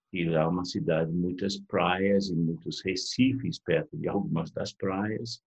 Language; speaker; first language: Portuguese; non-native, fluent; English